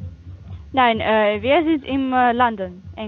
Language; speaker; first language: German; non-native, fluent; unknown